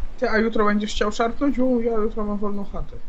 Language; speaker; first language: Polish; native; Polish